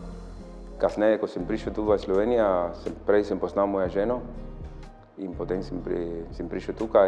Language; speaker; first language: Slovenian; non-native, learner; Spanish